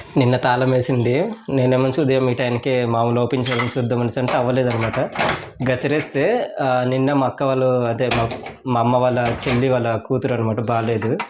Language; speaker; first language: Telugu; native; Telugu